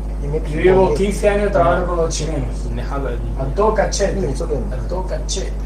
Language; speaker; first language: Spanish; non-native, fluent; Chinese